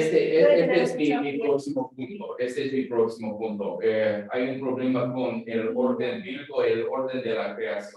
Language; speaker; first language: Spanish; non-native, fluent; English